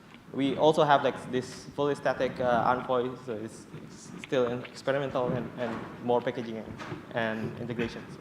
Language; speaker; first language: English; non-native, fluent; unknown